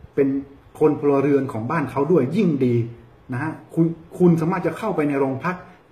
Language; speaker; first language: Thai; early bilingual, heritage; Thai